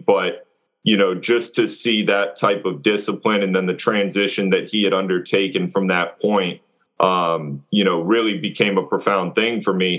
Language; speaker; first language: English; native; English